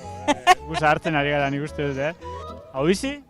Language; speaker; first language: Basque; native; Basque